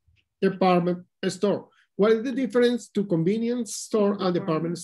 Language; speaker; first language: English; non-native, learner; Spanish